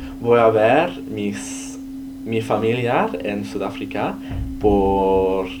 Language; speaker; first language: Spanish; non-native, learner; English